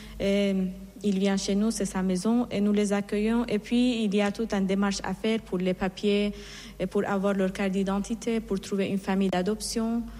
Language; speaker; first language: French; non-native, fluent; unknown